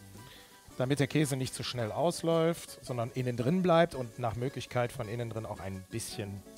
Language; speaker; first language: German; native; German